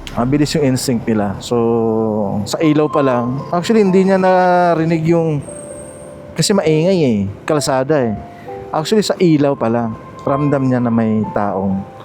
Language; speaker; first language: Filipino; non-native, local second language; Cebuano